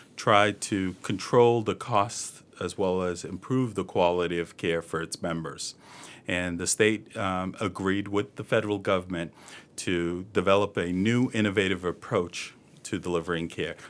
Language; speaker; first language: English; native; English